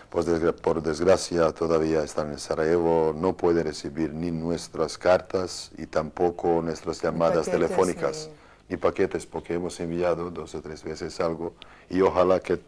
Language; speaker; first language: Spanish; non-native, fluent; Bosnian